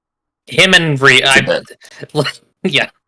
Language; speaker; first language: English; native; English